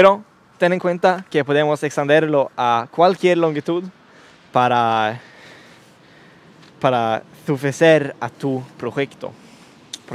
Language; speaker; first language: Spanish; non-native, learner; Swedish